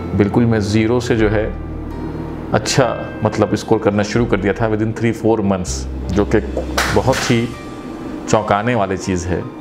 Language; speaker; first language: Hindi; native; Hindi